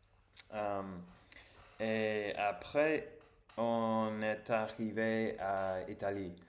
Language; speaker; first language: French; non-native, learner; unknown